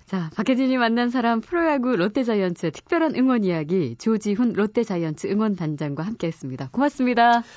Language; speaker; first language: Korean; native; Korean